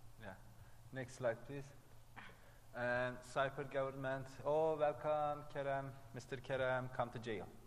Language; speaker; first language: English; non-native, learner; Turkish